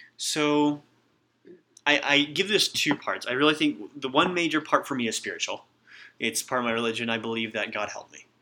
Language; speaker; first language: English; native; English